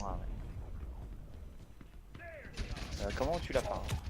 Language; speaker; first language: French; native; French